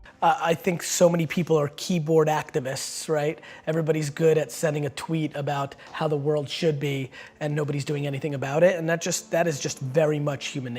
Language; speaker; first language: English; early bilingual, other home language; Russian